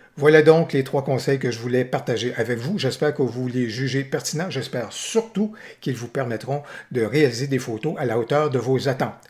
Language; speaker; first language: French; native; French